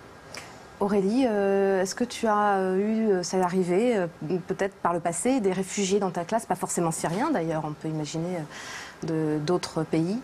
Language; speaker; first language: French; native; French